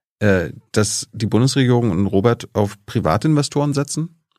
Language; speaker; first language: German; native; German